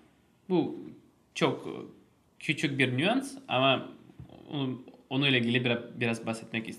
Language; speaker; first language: Turkish; non-native, fluent; Russian